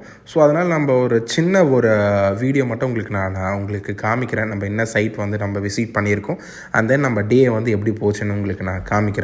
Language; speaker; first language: Tamil; native; Tamil